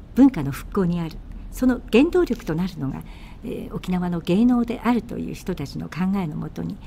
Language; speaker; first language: Japanese; native; Japanese